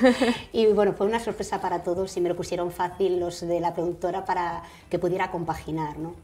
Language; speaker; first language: Spanish; native; Spanish